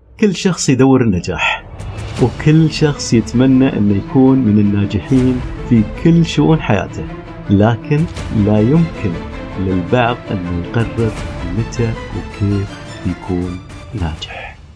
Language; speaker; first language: Arabic; native; Arabic